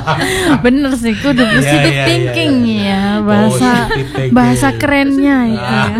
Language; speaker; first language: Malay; non-native, local second language; Javanese